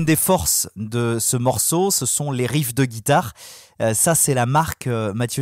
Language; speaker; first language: French; native; French